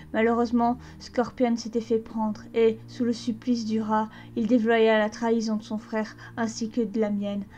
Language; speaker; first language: French; native; French